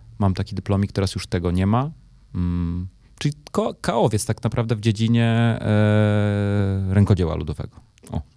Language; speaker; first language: Polish; native; Polish